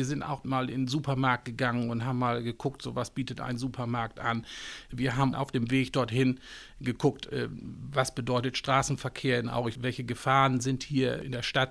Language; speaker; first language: German; native; German